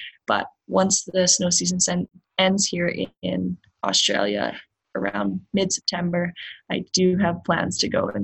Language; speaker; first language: English; native; English